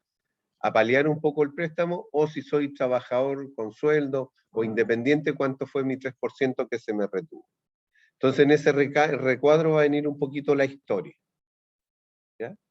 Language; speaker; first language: Spanish; native; Spanish